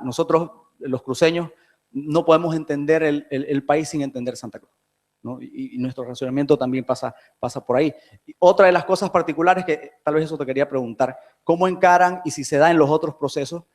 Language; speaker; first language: Spanish; native; Spanish